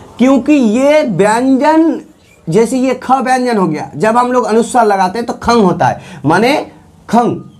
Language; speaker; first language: Hindi; non-native, local second language; Bangla